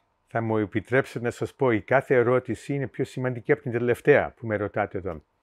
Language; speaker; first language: Greek; early bilingual, heritage; Greek